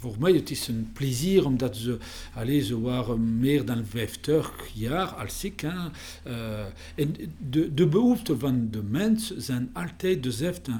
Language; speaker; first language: Dutch; non-native, learner; French